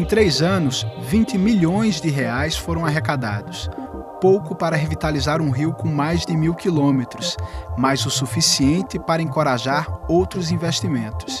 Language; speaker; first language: Portuguese; native; Portuguese